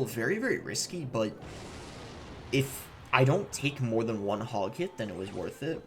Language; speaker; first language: English; native; English